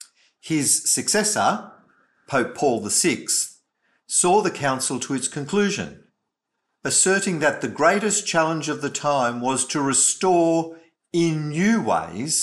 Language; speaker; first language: English; native; English